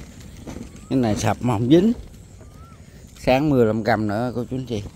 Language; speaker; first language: Vietnamese; native; Vietnamese